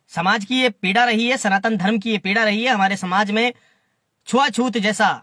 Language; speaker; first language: Hindi; native; Hindi